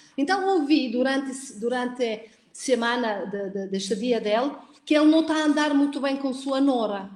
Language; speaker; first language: Portuguese; non-native, fluent; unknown